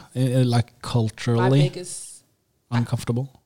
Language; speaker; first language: English; non-native, fluent; Norwegian